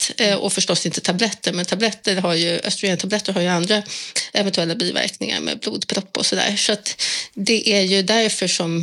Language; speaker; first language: Swedish; native; Swedish